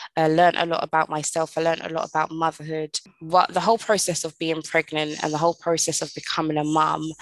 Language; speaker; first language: English; native; English